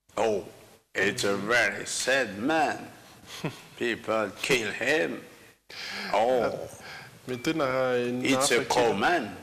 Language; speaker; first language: English; non-native, learner; Malagasy